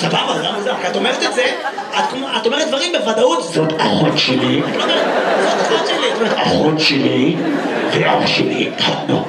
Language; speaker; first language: Hebrew; native; Hebrew